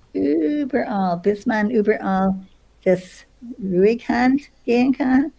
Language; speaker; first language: German; non-native, fluent; English